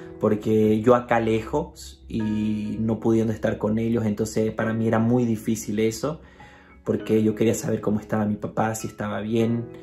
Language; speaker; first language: Spanish; native; Spanish